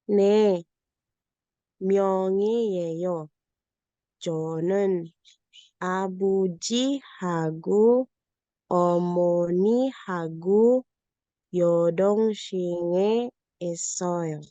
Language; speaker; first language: Korean; non-native, learner; Filipino